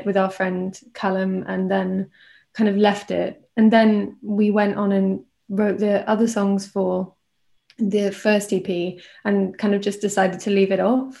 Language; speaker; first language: English; native; English